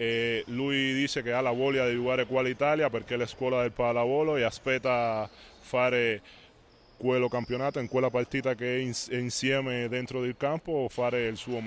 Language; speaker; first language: Italian; non-native, fluent; Spanish